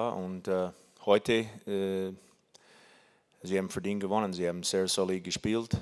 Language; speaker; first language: German; non-native, fluent; English